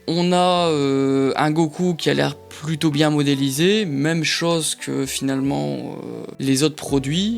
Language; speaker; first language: French; native; French